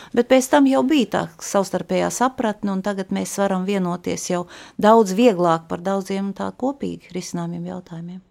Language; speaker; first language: Latvian; native; Latvian